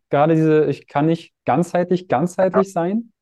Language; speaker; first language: German; native; German